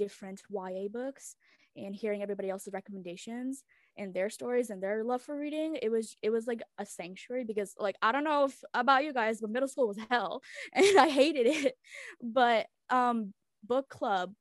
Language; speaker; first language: English; early bilingual, other home language; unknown